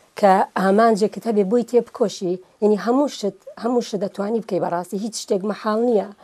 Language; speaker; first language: Central Kurdish; native; Central Kurdish